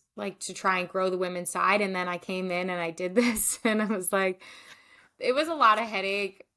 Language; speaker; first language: English; native; English